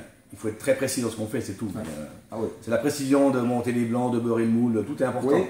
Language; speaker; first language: French; native; French